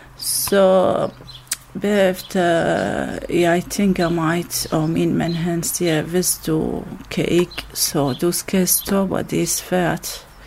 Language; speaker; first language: Danish; non-native, learner; Arabic